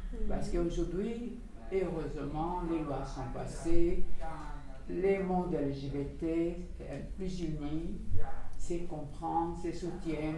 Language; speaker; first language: French; non-native, fluent; Portuguese